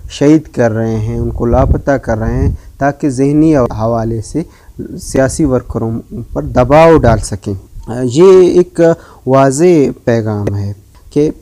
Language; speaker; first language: Urdu; non-native, local second language; Baluchi